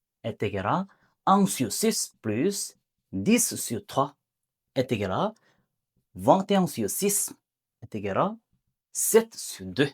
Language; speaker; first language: French; non-native, learner; Korean